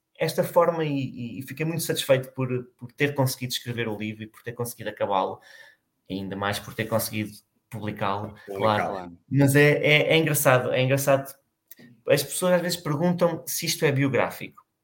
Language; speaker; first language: Portuguese; native; Portuguese